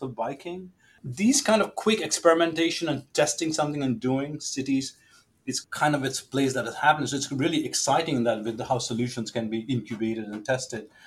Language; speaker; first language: English; non-native, local second language; Hindi